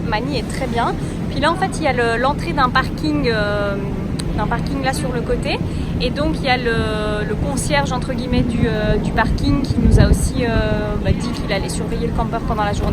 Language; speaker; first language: French; native; French